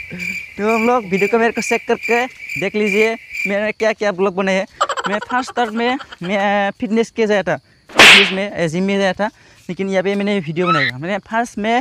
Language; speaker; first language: Hindi; non-native, local second language; Bodo